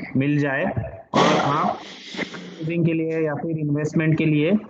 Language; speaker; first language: Hindi; non-native, local second language; Marathi